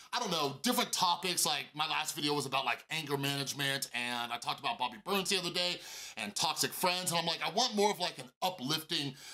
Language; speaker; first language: English; native; English